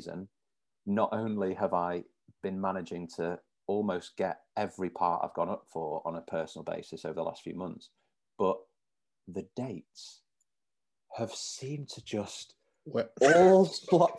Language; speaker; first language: English; native; English